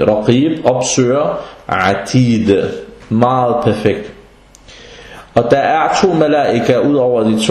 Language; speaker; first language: Danish; early bilingual, other home language; Arabic